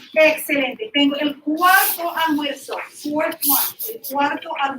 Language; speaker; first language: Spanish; non-native, fluent; English